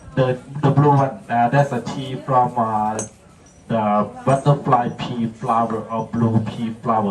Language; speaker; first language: English; non-native, learner; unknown